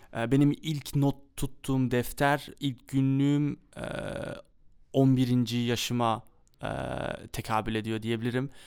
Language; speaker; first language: Turkish; early bilingual, heritage; Turkish